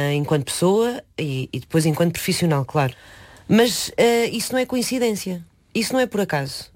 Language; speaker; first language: Portuguese; early bilingual, other home language; Chinese